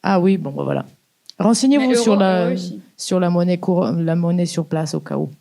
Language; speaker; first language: French; native; French